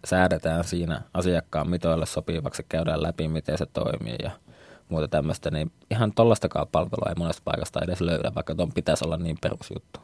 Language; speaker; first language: Finnish; native; Finnish